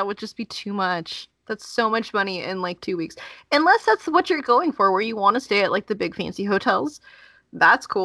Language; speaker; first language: English; native; English